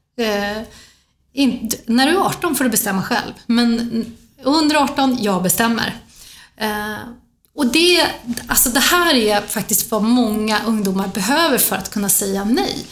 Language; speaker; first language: Swedish; native; Swedish